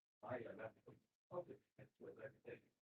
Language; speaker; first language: Danish; native; Danish